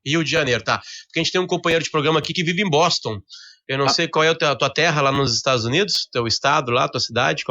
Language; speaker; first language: Portuguese; native; Portuguese